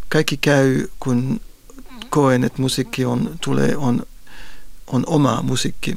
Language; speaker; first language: Finnish; non-native, fluent; French